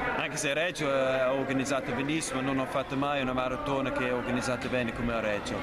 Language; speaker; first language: Italian; non-native, fluent; English